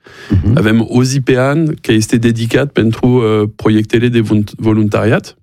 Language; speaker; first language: Romanian; non-native, learner; French